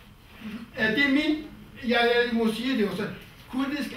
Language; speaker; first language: Danish; non-native, fluent; Kurdish